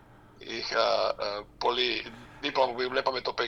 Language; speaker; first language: Greek; non-native, fluent; Serbian